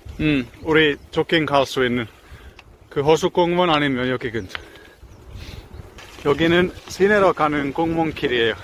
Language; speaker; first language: Korean; non-native, learner; Finnish